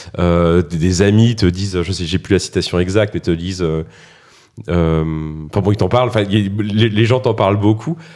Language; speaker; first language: French; native; French